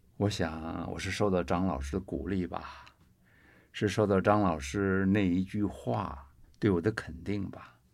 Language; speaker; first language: Chinese; native; Chinese